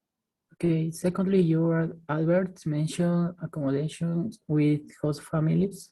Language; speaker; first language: English; non-native, learner; Spanish